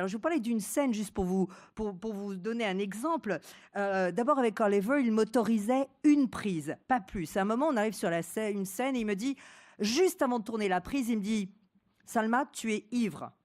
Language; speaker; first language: French; native; French